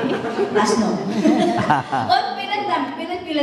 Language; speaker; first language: German; non-native, learner; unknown